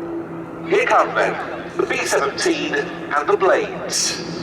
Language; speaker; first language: English; native; English